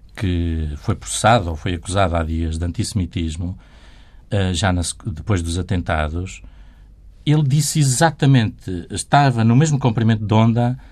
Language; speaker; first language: Portuguese; native; Portuguese